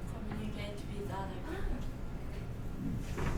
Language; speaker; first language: English; non-native, learner; Japanese